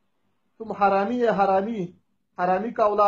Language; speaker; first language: Hindi; non-native, learner; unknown